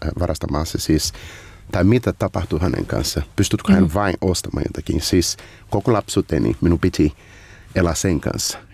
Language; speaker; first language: Finnish; non-native, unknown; Portuguese